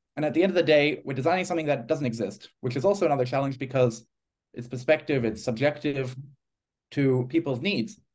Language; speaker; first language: English; native; English